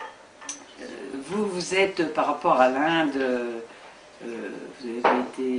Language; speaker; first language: French; native; French